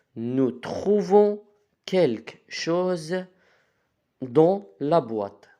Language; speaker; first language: French; non-native, local second language; Arabic